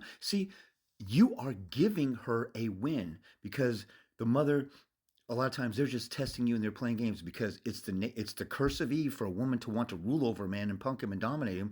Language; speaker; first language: English; native; English